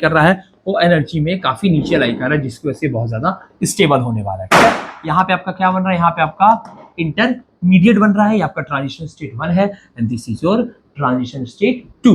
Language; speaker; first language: Hindi; native; Hindi